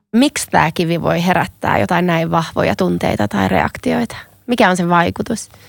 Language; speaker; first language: Finnish; native; Finnish